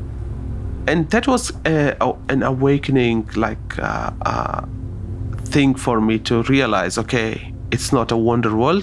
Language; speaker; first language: English; non-native, local second language; Hazaragi